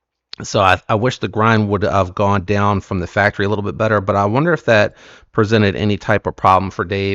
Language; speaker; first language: English; native; English